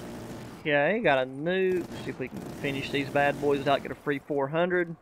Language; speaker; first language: English; native; English